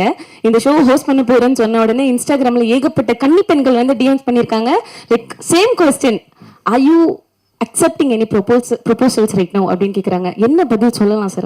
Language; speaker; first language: Tamil; native; Tamil